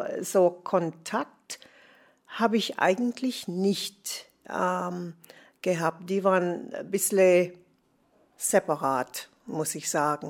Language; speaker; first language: German; non-native, fluent; English